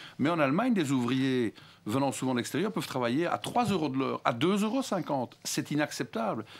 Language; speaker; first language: French; native; French